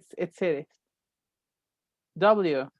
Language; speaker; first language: English; non-native, fluent; Spanish